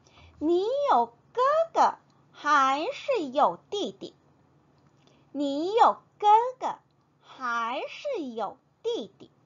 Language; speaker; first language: Chinese; non-native, fluent; Korean